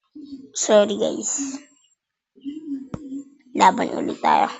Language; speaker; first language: Filipino; native; Filipino